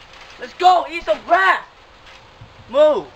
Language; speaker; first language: English; native; English